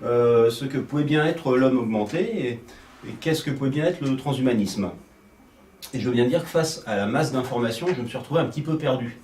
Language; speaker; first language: French; native; French